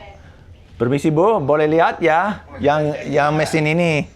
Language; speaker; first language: Indonesian; non-native, fluent; English